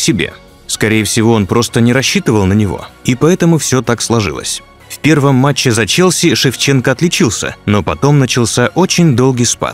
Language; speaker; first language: Russian; native; Russian